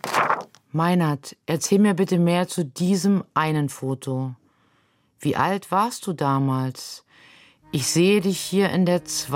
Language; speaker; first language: German; native; German